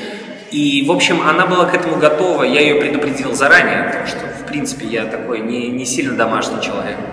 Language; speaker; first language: Russian; native; Russian